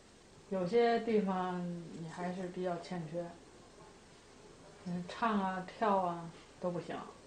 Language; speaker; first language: Chinese; native; Chinese